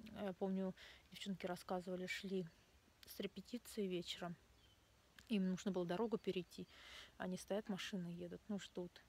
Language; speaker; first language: Russian; native; Russian